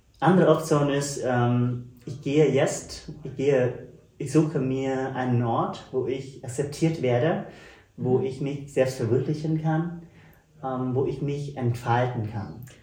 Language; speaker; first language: German; non-native, fluent; Vietnamese